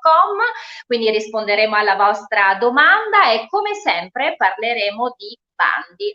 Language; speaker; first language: Italian; native; Italian